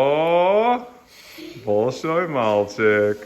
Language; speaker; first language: Russian; non-native, learner; English